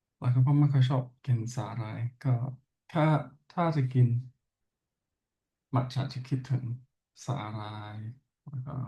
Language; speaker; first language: Thai; non-native, learner; English